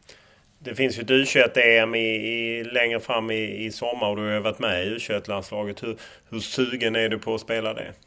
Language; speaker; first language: Swedish; native; Swedish